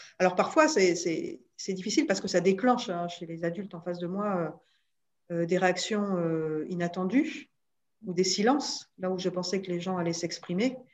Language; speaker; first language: French; native; French